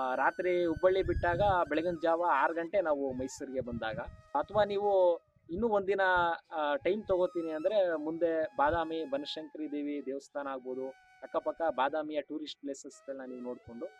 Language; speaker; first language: Kannada; native; Kannada